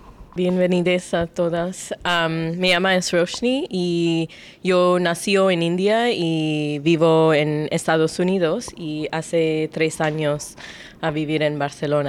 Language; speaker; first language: Spanish; non-native, learner; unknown